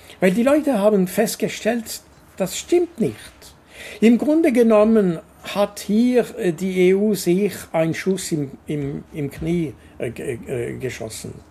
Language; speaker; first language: German; non-native, local second language; French